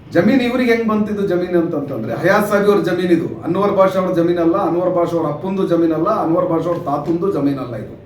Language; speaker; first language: Kannada; non-native, local second language; Urdu